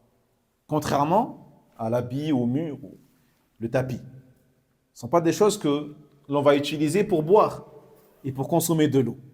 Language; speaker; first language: French; native; French